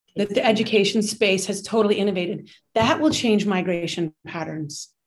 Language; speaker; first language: English; native; English